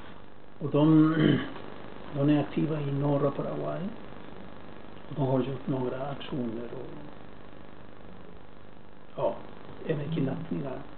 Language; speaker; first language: Swedish; non-native, fluent; Spanish